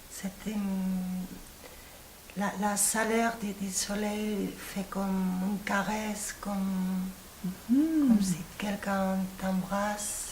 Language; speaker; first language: French; non-native, fluent; Spanish